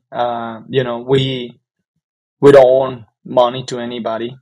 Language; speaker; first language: English; non-native, fluent; Spanish